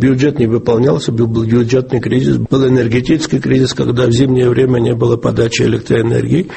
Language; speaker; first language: Russian; non-native, local second language; Georgian